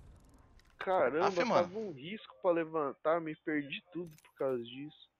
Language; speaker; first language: Portuguese; native; Portuguese